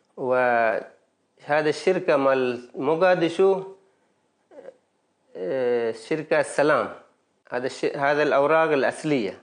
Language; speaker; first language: Arabic; non-native, learner; Baluchi